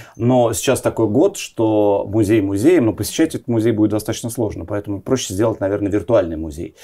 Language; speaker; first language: Russian; native; Russian